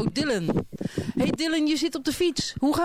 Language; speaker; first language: Dutch; native; Dutch